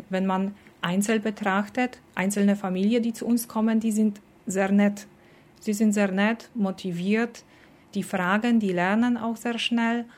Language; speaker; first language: German; non-native, fluent; Polish